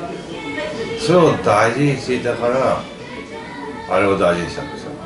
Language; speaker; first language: Japanese; native; Japanese